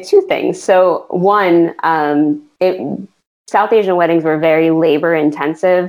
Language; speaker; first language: English; native; English